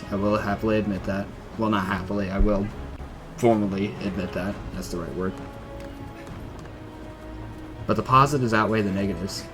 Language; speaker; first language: English; native; English